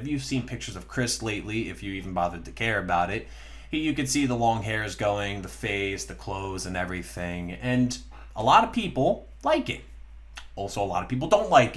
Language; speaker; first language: English; native; English